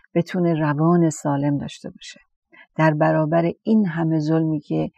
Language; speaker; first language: Persian; native; Persian